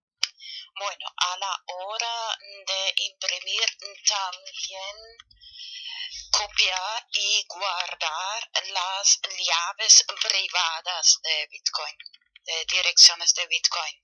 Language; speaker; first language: Spanish; non-native, fluent; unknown